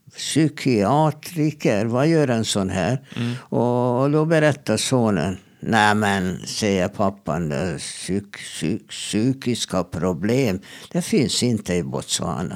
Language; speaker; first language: Swedish; non-native, fluent; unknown